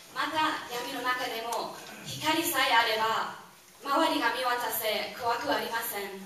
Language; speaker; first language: Japanese; non-native, fluent; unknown